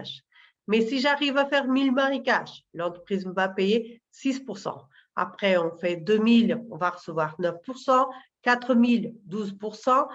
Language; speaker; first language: French; non-native, learner; Portuguese